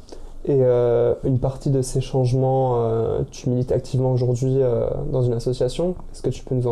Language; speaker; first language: French; native; French